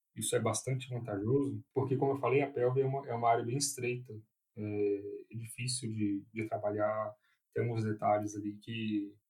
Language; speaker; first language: Portuguese; native; Portuguese